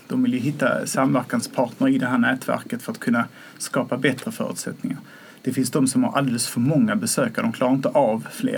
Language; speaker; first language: Swedish; native; Swedish